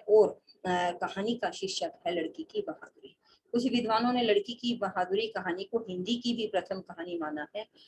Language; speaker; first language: Hindi; native; Hindi